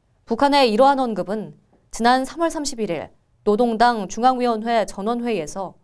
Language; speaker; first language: Korean; native; Korean